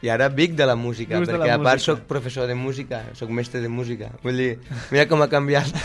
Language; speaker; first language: Catalan; native; Catalan